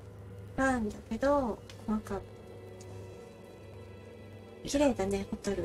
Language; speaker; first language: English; non-native, learner; Japanese